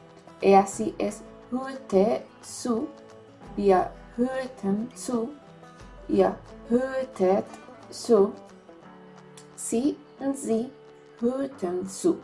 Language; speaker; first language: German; non-native, fluent; Spanish